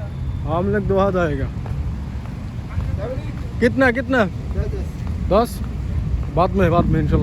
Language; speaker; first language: Hindi; non-native, learner; Bangla